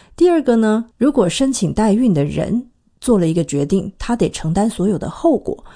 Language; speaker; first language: Chinese; native; Chinese